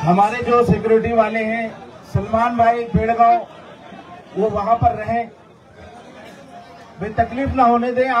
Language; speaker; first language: Hindi; non-native, local second language; Marathi